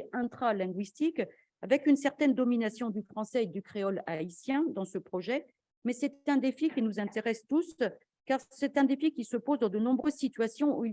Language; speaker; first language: French; native; French